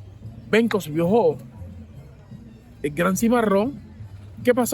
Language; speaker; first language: Spanish; native; Spanish